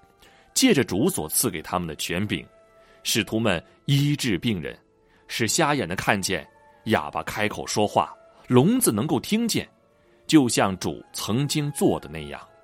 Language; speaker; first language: Chinese; native; Chinese